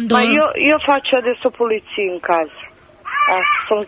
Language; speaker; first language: Italian; non-native, fluent; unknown